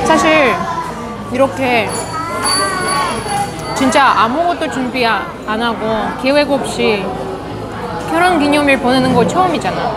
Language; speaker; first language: Korean; non-native, fluent; Russian